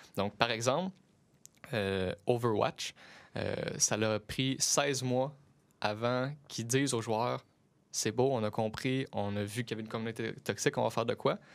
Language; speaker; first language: French; native; French